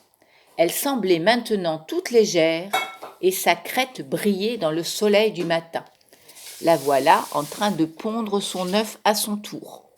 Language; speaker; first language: French; native; French